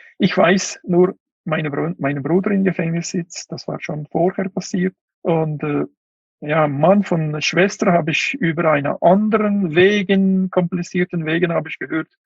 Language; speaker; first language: German; non-native, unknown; Uyghur